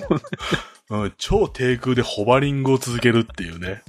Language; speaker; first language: Japanese; native; Japanese